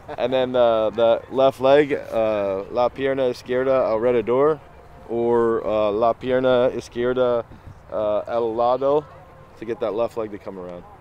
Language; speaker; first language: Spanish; non-native, learner; English